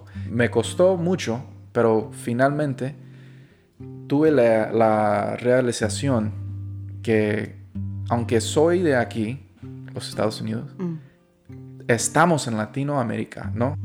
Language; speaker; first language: Spanish; early bilingual, heritage; Spanish